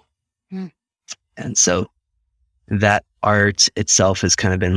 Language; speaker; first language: English; native; English